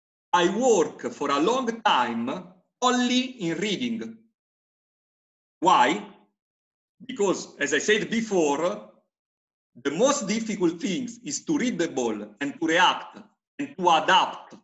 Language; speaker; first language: English; non-native, fluent; Italian